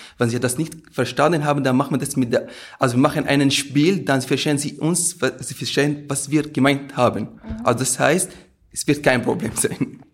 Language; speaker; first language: German; non-native, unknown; Arabic